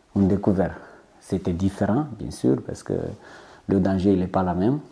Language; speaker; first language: French; non-native, fluent; Romanian